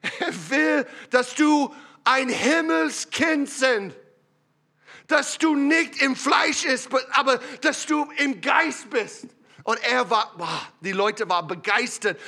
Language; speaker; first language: German; non-native, learner; English